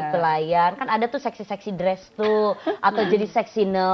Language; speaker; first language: Indonesian; native; Indonesian